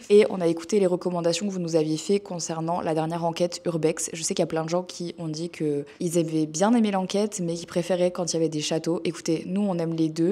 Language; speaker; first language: French; native; French